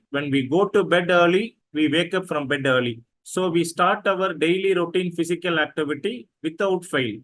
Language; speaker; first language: English; non-native, local second language; Tamil